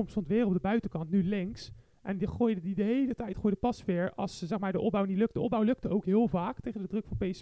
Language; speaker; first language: Dutch; native; Dutch